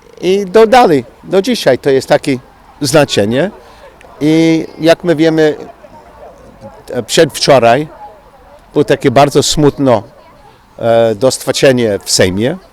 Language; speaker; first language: Polish; non-native, learner; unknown